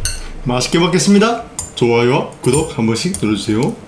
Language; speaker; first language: Korean; native; Korean